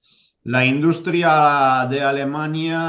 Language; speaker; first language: Spanish; non-native, fluent; Italian